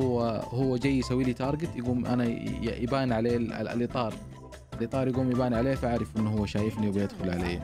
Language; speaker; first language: Arabic; native; Arabic